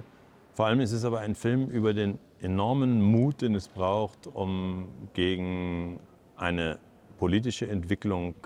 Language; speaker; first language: German; native; German